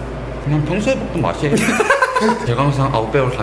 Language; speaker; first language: Korean; native; Korean